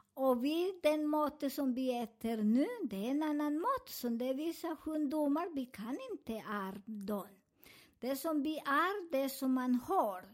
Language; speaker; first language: Swedish; non-native, fluent; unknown